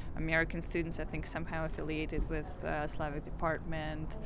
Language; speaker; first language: English; non-native, fluent; Russian